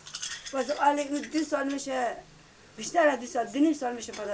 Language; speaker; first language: Persian; native; Persian